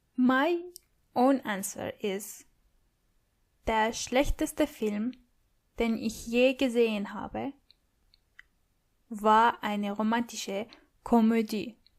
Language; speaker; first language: German; non-native, fluent; English